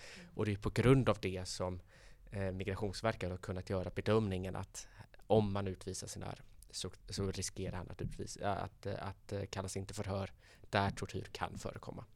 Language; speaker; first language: Swedish; native; Swedish